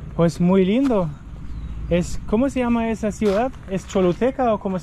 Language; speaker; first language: Spanish; non-native, fluent; German